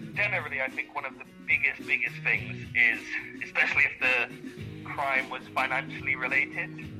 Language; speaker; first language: English; native; English